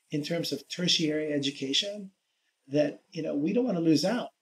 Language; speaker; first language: English; native; English